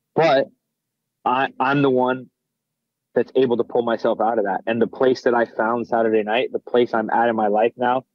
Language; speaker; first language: English; native; English